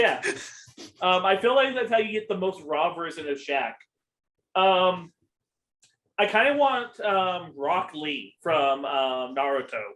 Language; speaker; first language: English; native; English